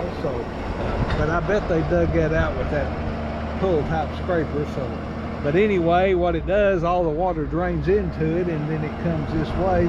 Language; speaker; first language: English; native; English